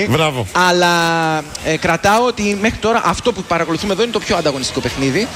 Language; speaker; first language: Greek; native; Greek